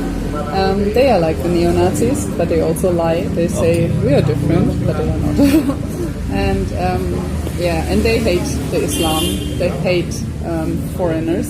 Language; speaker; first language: English; non-native, fluent; German